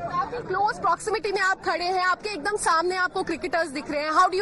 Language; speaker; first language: Hindi; native; Hindi